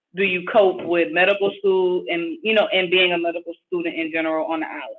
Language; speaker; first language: English; native; English